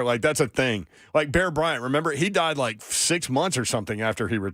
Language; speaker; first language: English; native; English